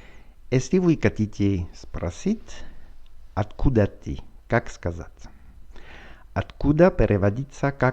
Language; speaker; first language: Russian; non-native, fluent; French